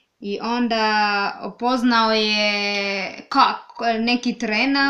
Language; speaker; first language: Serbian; non-native, learner; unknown